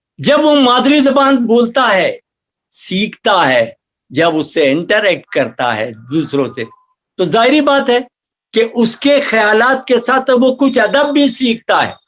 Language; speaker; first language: Urdu; native; Urdu